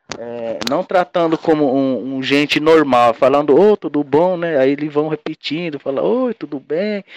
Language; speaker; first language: Portuguese; non-native, local second language; Guarani